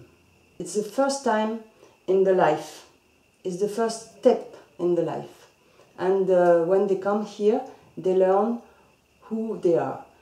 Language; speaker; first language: English; non-native, learner; French